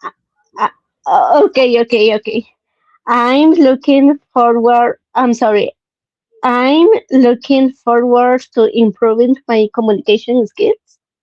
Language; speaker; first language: English; non-native, learner; Spanish